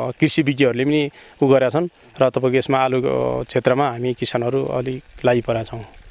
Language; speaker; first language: Nepali; non-native, local second language; Sherpa